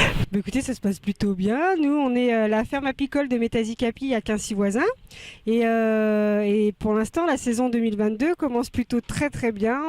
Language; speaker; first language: French; native; French